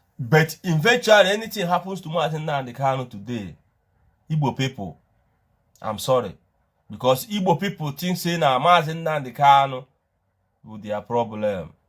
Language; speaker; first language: Nigerian Pidgin; non-native, local second language; Igbo